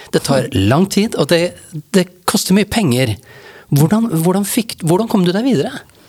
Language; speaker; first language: Norwegian; native; Norwegian